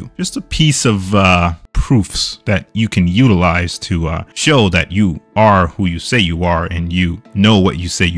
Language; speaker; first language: English; native; English